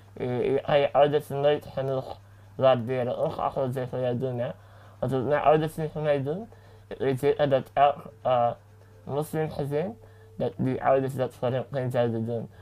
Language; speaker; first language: Dutch; early bilingual, other home language; Arabic